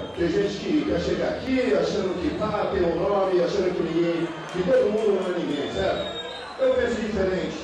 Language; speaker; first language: Portuguese; native; Portuguese